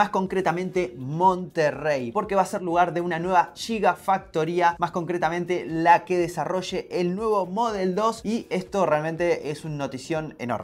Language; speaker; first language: Spanish; native; Spanish